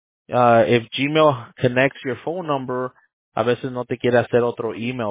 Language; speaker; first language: Spanish; early bilingual, heritage; Spanish